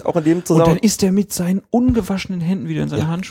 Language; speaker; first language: German; native; German